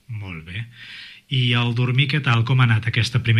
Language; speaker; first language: Catalan; native; Catalan